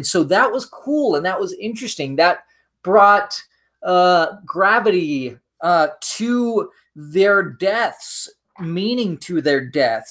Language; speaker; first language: English; native; English